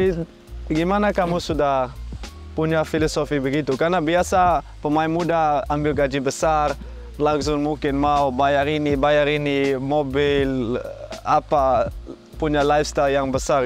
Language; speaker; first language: Indonesian; non-native, fluent; Dutch